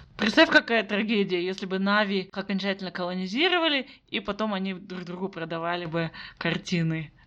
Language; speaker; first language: Russian; native; Russian